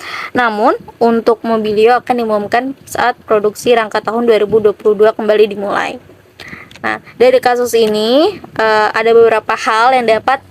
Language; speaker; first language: Indonesian; native; Indonesian